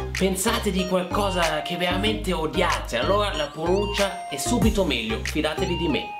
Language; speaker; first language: Italian; non-native, fluent; German